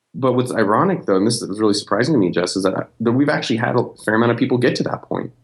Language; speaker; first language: English; native; English